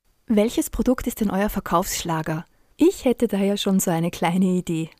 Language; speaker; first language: German; native; German